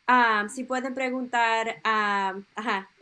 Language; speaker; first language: Spanish; early bilingual, heritage; Spanish